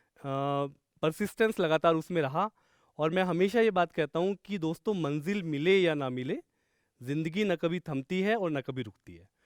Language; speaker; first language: Hindi; native; Hindi